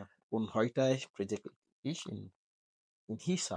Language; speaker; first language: German; non-native, learner; English